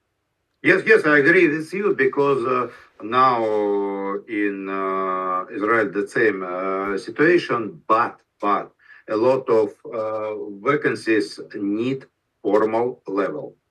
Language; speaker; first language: English; non-native, learner; Russian